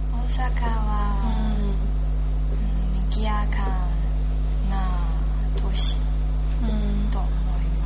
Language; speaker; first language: Japanese; non-native, learner; Chinese